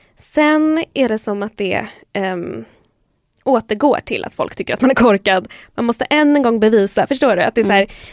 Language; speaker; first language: Swedish; early bilingual, other home language; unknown